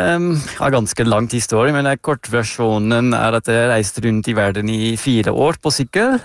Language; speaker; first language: Norwegian; non-native, fluent; Dutch